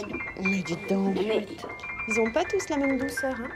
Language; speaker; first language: French; native; French